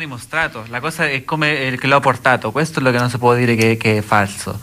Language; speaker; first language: Italian; non-native, learner; Spanish